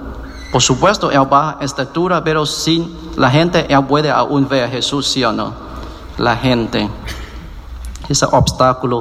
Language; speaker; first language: Spanish; non-native, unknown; Vietnamese